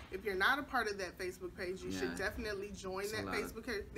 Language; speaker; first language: English; native; English